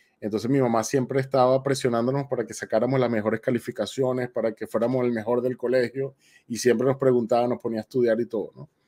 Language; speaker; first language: Spanish; native; Spanish